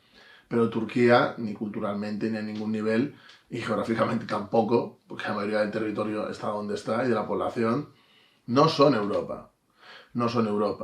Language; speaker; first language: Spanish; native; Spanish